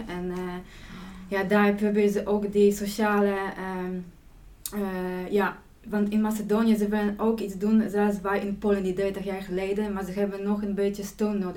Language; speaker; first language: Dutch; non-native, fluent; Polish